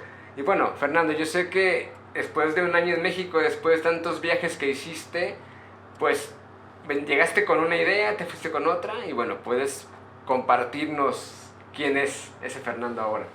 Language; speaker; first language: Spanish; native; Spanish